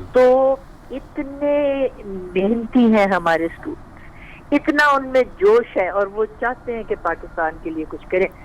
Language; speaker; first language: Urdu; native; Urdu